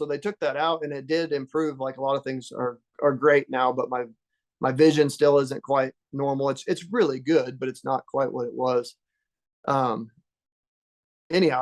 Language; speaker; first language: English; native; English